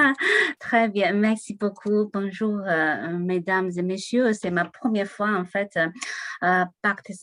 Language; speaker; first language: French; non-native, learner; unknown